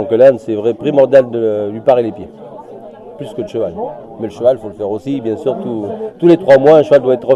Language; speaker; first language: French; native; French